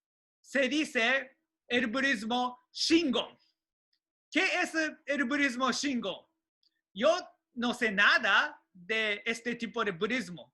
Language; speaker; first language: Spanish; non-native, learner; Japanese